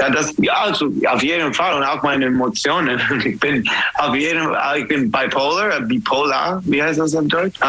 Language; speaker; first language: German; non-native, learner; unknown